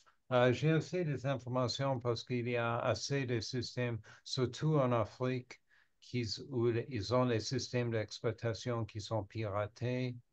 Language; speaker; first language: French; non-native, learner; English